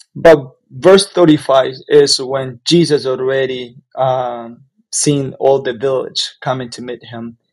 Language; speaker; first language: English; non-native, fluent; Spanish